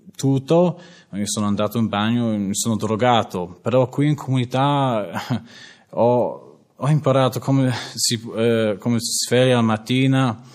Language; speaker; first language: Italian; non-native, learner; English